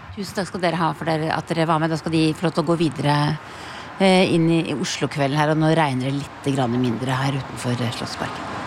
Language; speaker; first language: Norwegian; native; Norwegian